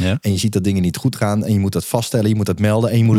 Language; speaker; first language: Dutch; native; Dutch